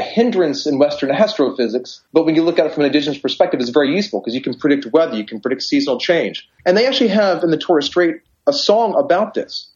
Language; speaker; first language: English; native; English